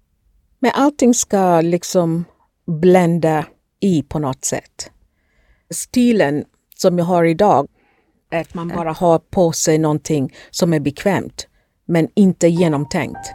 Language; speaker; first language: Swedish; non-native, fluent; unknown